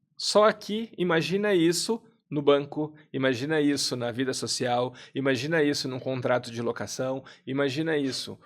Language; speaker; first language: Portuguese; native; Portuguese